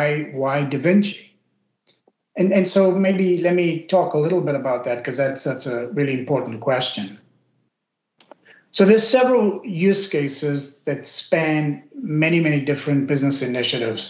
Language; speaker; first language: English; native; English